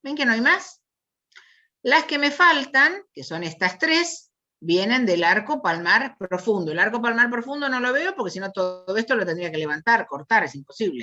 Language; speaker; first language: Spanish; native; Spanish